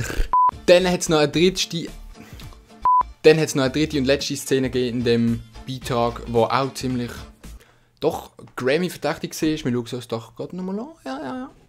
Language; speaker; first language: German; native; German